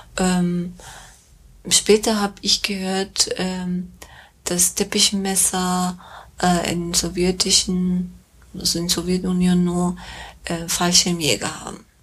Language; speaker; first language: German; non-native, fluent; Persian